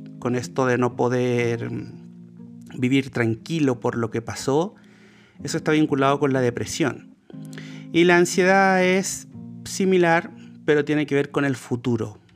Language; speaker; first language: Spanish; native; Spanish